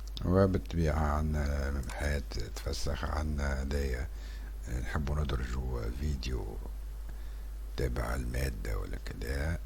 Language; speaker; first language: Arabic; native; Arabic